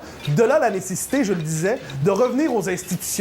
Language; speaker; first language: French; native; French